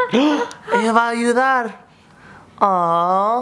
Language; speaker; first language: Spanish; non-native, fluent; English